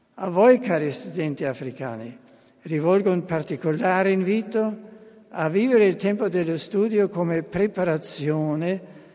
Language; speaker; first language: Italian; non-native, fluent; German